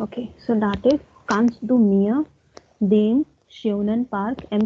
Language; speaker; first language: German; non-native, fluent; Hindi